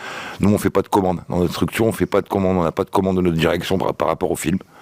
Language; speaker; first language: French; native; French